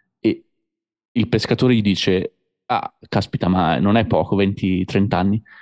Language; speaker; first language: Italian; native; Italian